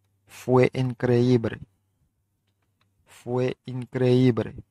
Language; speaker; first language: Spanish; non-native, learner; Haitian Creole